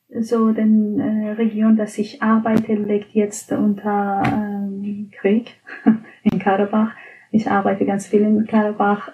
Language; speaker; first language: German; non-native, fluent; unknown